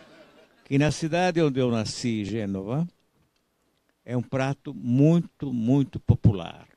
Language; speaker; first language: Portuguese; non-native, fluent; Italian